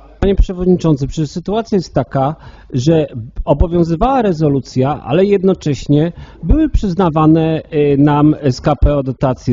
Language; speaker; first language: Polish; native; Polish